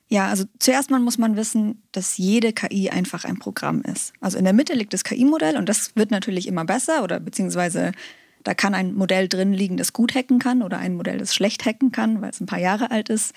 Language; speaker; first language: German; native; German